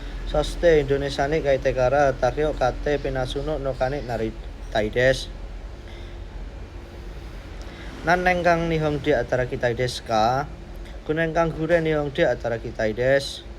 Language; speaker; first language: Japanese; non-native, learner; Indonesian